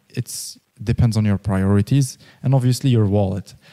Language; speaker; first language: English; non-native, fluent; Arabic